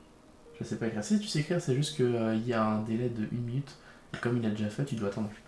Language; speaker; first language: French; native; French